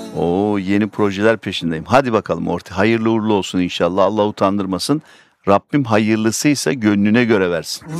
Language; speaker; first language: Turkish; early bilingual, heritage; Turkish